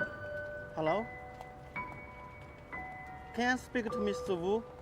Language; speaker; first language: English; non-native, learner; Chinese